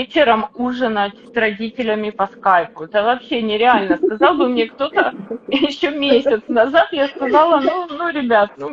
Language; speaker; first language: Russian; native; Russian